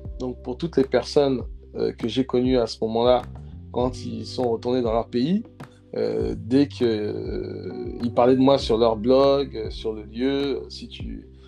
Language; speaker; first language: French; early bilingual, other home language; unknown